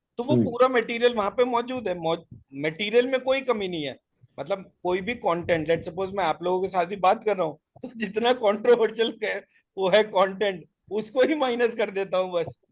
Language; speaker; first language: Hindi; native; Hindi